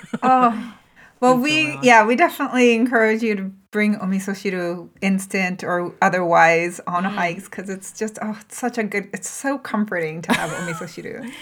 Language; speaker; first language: English; early bilingual, other home language; Japanese